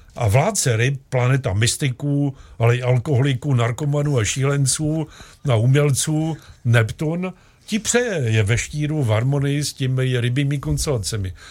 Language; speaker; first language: Czech; native; Czech